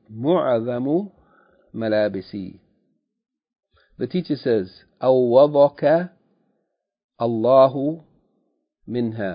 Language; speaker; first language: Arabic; non-native, fluent; English